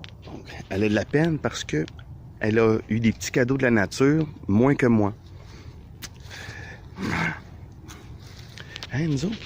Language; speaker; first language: French; native; French